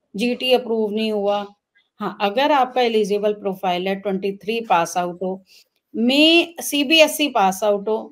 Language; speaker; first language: Hindi; non-native, local second language; Punjabi